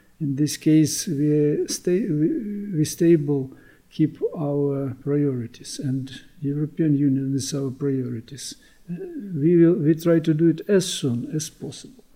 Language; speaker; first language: English; non-native, learner; Ukrainian